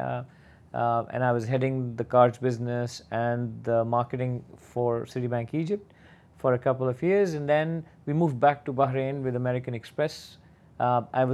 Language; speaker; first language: English; non-native, local second language; Urdu